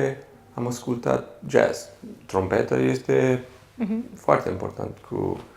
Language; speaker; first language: Romanian; non-native, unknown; English